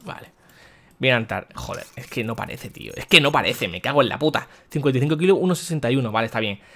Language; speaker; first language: Spanish; native; Spanish